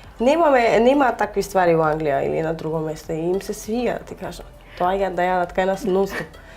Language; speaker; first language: Macedonian; early bilingual, heritage; Macedonian